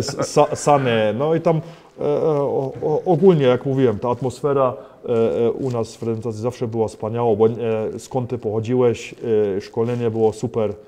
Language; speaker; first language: Polish; early bilingual, heritage; Polish